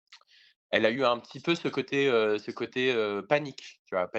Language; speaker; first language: French; native; French